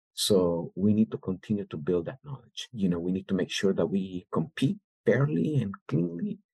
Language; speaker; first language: English; early bilingual, other home language; Spanish